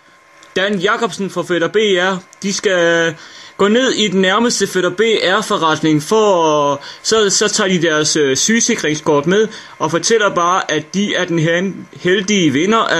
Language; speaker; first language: Danish; native; Danish